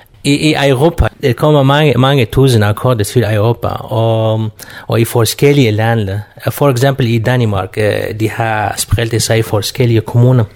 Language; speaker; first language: Danish; non-native, fluent; Kurdish